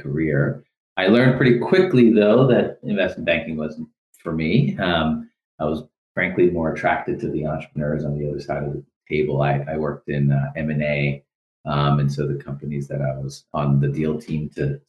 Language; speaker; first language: English; native; English